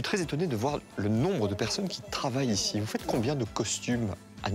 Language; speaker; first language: French; native; French